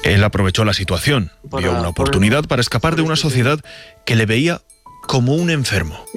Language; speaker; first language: Spanish; native; Spanish